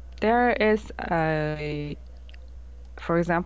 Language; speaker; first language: English; non-native, learner; Korean